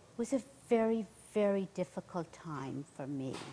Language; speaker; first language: English; native; English